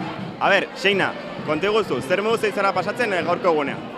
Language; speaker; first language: Basque; native; Basque